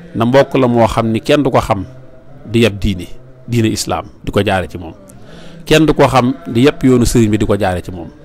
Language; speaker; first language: Wolof; native; Wolof